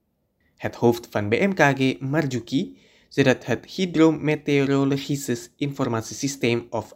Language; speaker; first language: Dutch; non-native, fluent; Indonesian